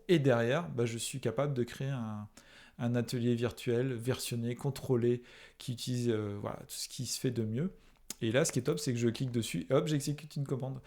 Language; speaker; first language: French; native; French